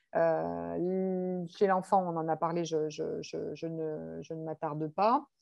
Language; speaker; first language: French; native; French